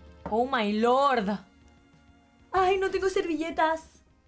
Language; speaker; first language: Spanish; native; Spanish